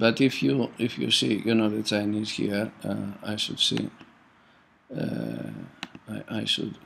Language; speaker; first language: English; non-native, fluent; Greek